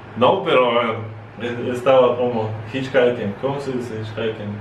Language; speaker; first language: Spanish; non-native, fluent; Russian